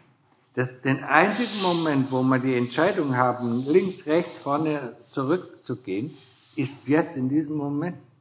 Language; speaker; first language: German; non-native, fluent; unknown